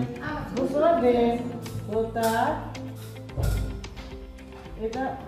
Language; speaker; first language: Russian; non-native, learner; Georgian